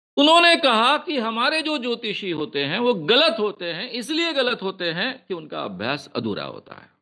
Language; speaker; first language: Hindi; non-native, local second language; Marathi